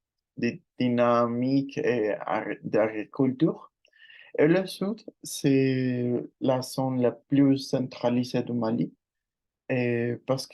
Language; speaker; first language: French; non-native, learner; Spanish